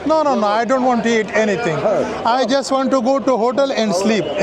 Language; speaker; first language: English; non-native, learner; Urdu